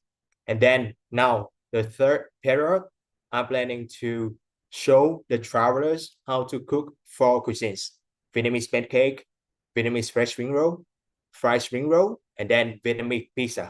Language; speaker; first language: English; non-native, fluent; Vietnamese